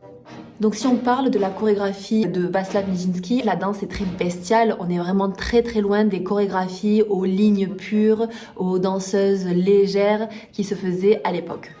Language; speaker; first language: French; native; French